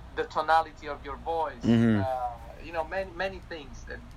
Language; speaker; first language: English; non-native, fluent; Italian